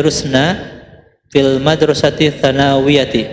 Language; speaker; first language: Arabic; non-native, learner; Indonesian